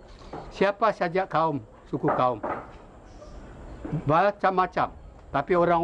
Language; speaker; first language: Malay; non-native, local second language; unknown